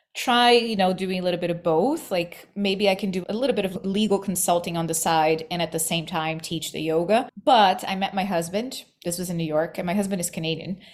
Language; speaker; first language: English; non-native, fluent; Portuguese